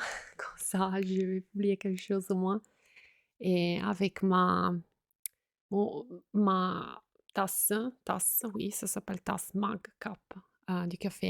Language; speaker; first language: French; non-native, fluent; Italian